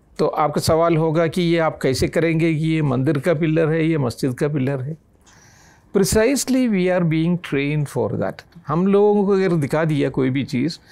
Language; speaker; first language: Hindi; non-native, local second language; Malayalam